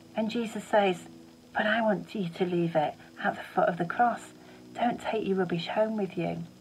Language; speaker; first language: English; native; English